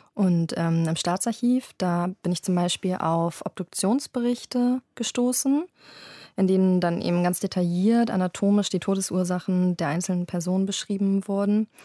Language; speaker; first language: German; native; German